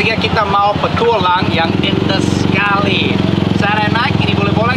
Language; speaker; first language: Indonesian; non-native, fluent; English